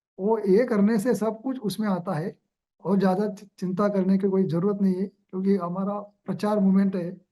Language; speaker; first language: Hindi; non-native, local second language; Marathi